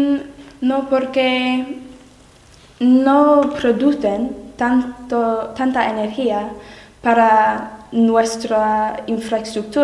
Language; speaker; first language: Spanish; non-native, learner; English